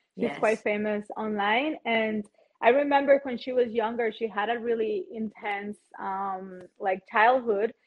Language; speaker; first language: English; non-native, fluent; Spanish